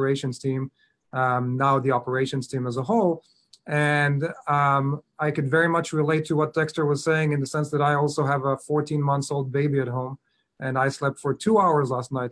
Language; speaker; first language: English; non-native, fluent; Hebrew